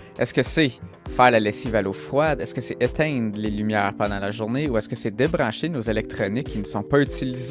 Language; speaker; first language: French; native; French